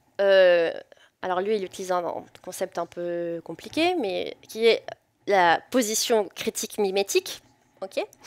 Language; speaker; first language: French; native; French